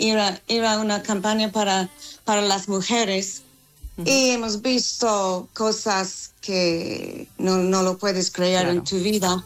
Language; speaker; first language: Spanish; non-native, learner; English